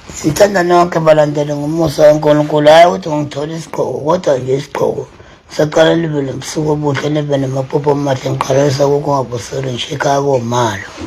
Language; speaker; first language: Zulu; native; Zulu